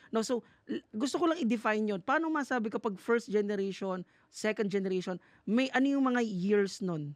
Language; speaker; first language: Filipino; native; Filipino